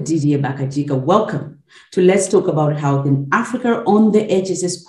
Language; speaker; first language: English; non-native, local second language; Shona